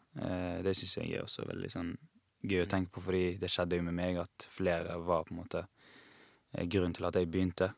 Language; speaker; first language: Norwegian; non-native, fluent; Persian